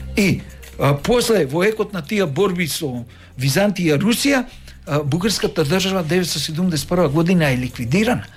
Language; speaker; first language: Macedonian; native; Macedonian